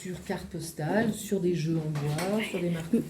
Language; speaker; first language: French; native; French